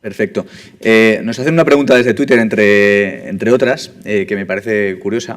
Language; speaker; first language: Spanish; native; Spanish